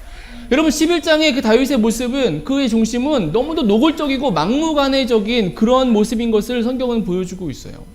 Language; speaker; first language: Korean; native; Korean